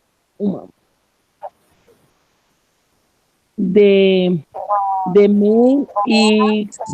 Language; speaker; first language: English; non-native, learner; Spanish